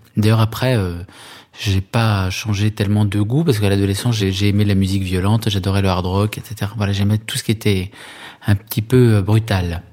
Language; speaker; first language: French; native; French